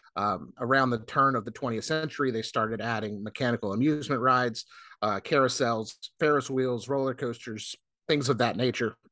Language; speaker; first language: English; native; English